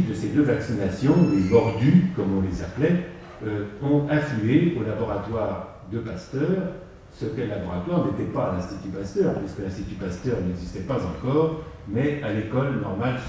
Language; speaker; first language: French; native; French